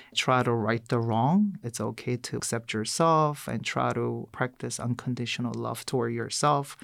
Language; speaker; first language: English; non-native, fluent; Korean